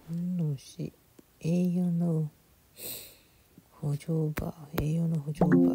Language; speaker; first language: Japanese; non-native, learner; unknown